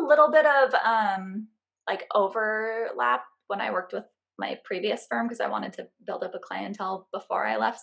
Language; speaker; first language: English; native; English